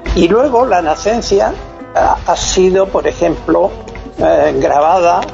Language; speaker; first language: Spanish; native; Spanish